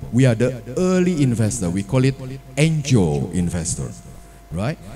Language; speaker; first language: English; non-native, fluent; Indonesian